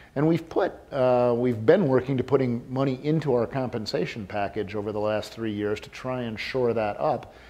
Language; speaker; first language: English; native; English